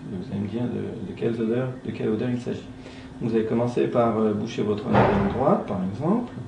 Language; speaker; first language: French; native; French